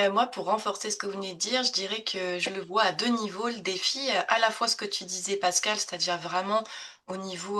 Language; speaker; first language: French; native; French